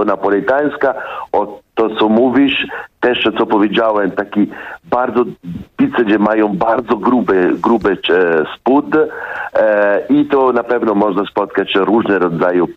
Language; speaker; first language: Polish; non-native, fluent; Italian